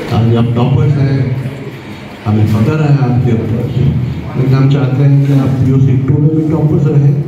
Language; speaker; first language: Hindi; non-native, local second language; Urdu